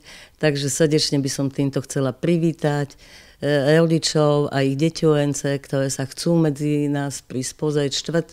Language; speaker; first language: Slovak; native; Slovak